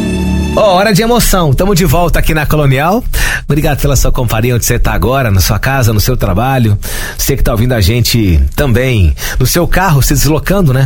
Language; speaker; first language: Portuguese; native; Portuguese